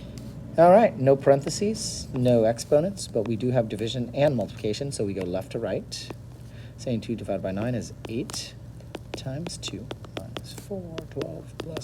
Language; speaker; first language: English; native; English